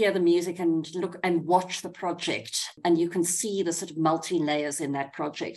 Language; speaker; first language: English; native; English